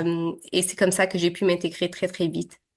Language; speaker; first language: French; early bilingual, other home language; Arabic